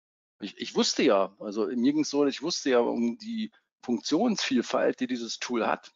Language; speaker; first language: German; native; German